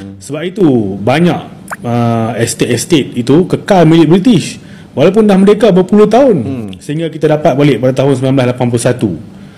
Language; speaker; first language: Malay; native; Malay